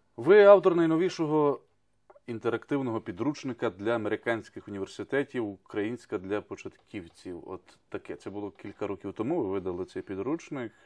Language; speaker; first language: Ukrainian; native; Ukrainian